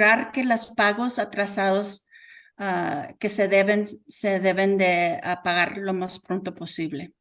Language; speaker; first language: Spanish; early bilingual, heritage; Spanish